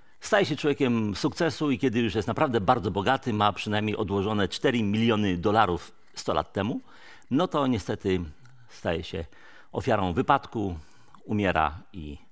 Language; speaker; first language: Polish; native; Polish